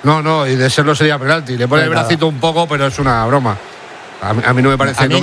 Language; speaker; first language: Spanish; native; Spanish